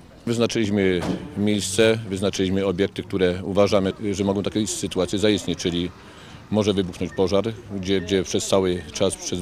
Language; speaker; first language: Polish; native; Polish